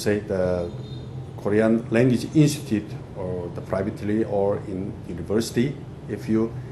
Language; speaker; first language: English; non-native, fluent; Korean